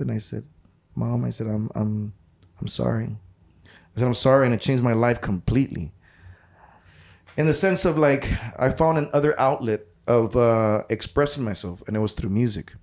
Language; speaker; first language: English; early bilingual, other home language; Spanish